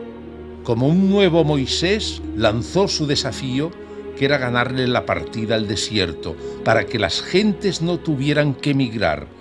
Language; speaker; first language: Spanish; native; Spanish